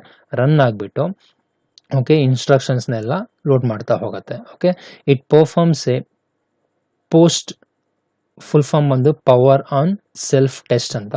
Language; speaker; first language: Kannada; native; Kannada